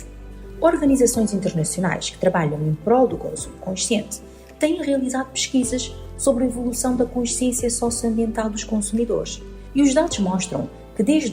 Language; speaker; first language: Portuguese; non-native, local second language; Kabuverdianu